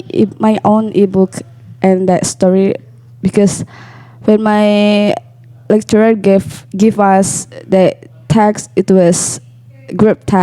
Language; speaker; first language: English; non-native, learner; Indonesian